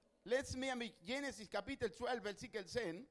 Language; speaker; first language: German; non-native, learner; Spanish